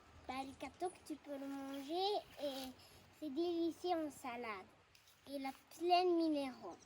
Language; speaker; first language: French; early bilingual, other home language; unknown